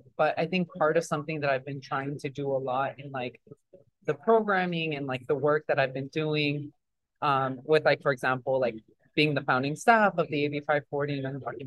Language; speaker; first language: English; early bilingual, other home language; Spanish